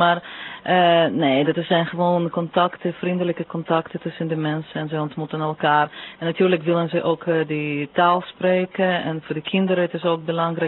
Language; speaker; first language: Dutch; non-native, fluent; Russian